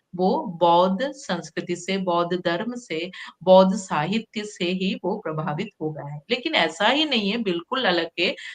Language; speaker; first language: Hindi; non-native, fluent; Sinhala